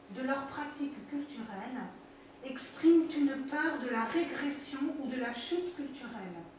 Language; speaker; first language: French; non-native, fluent; Portuguese